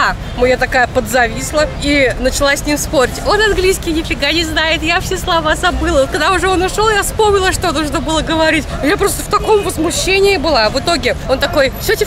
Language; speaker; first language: Russian; native; Russian